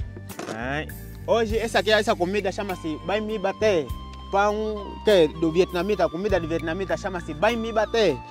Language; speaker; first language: Portuguese; non-native, learner; Vietnamese